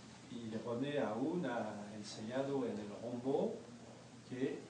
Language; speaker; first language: Spanish; non-native, fluent; French